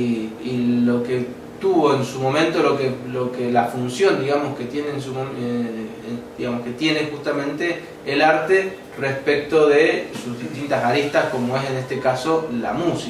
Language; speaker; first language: Spanish; native; Spanish